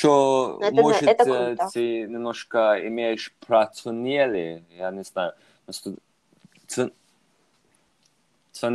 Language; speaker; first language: Russian; non-native, fluent; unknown